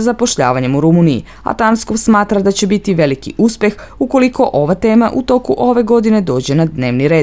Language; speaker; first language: Serbian; native; Serbian